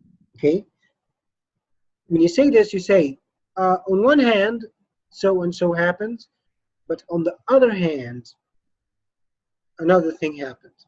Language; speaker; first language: English; non-native, fluent; Arabic